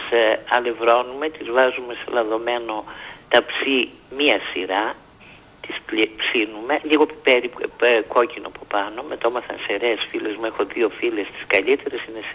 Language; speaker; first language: Greek; native; Greek